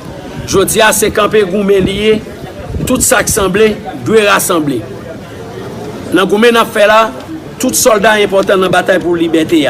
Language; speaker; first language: Haitian Creole; native; Haitian Creole